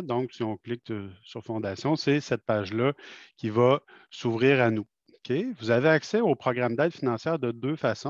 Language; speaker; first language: French; native; French